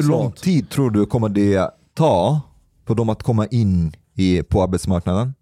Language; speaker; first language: Swedish; non-native, fluent; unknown